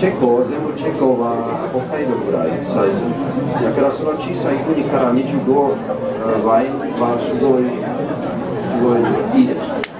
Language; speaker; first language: Japanese; non-native, learner; Czech